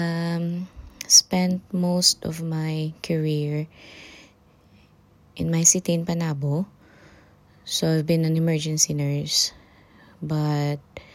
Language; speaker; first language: English; non-native, local second language; Cebuano